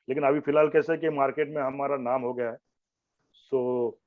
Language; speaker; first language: Hindi; non-native, local second language; Marathi